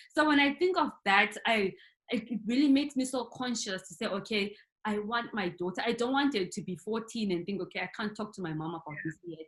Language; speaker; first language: English; non-native, local second language; North Ndebele